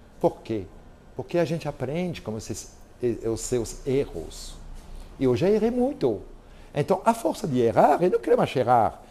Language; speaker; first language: Portuguese; non-native, fluent; French